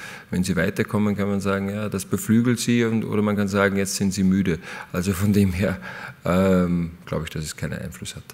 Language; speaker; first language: German; native; German